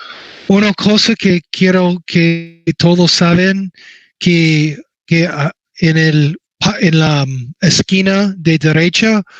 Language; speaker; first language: Spanish; non-native, learner; English